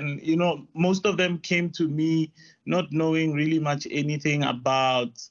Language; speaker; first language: English; non-native, local second language; Tswana